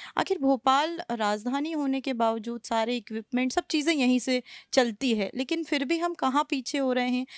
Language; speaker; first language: Hindi; native; Hindi